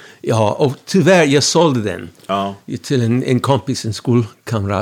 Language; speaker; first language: Swedish; non-native, fluent; English